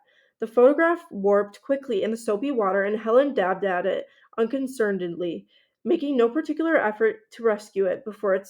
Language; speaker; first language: English; native; English